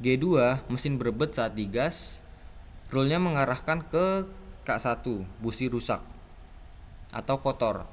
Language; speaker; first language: Indonesian; native; Indonesian